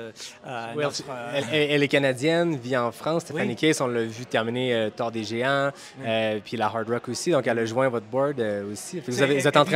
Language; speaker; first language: French; native; French